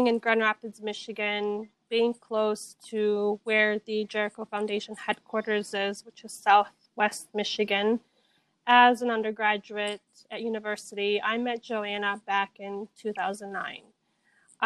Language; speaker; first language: English; native; English